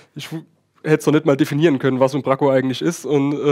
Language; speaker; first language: German; native; German